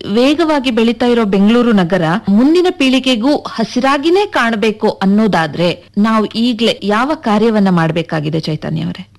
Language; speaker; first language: Kannada; native; Kannada